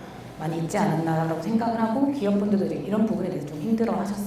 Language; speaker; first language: Korean; native; Korean